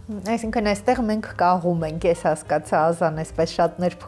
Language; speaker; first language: Armenian; native; Armenian